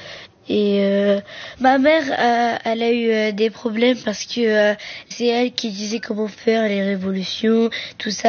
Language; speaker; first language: French; early bilingual, other home language; Arabic